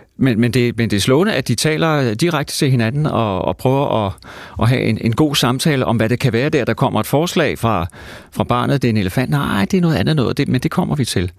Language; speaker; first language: Danish; native; Danish